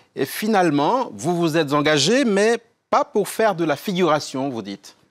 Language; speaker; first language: French; native; French